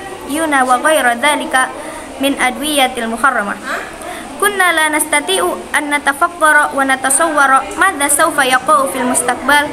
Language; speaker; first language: Arabic; non-native, learner; Indonesian